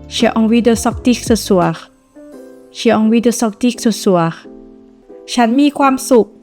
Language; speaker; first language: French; non-native, learner; Thai